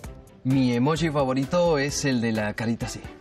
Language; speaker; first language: Spanish; native; Spanish